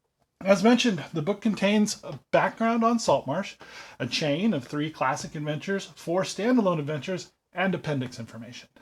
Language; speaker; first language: English; native; English